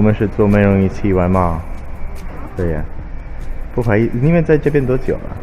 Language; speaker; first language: Chinese; non-native, learner; Italian